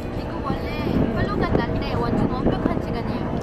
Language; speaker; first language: Korean; non-native, fluent; Arabic